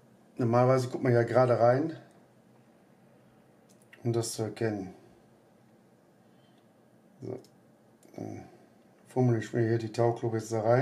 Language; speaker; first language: German; native; German